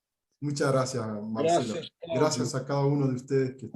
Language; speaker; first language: Spanish; native; Spanish